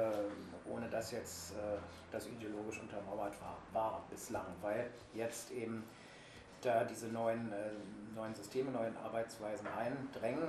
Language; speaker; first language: German; native; German